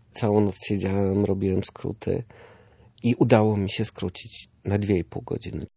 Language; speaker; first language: Polish; early bilingual, heritage; Polish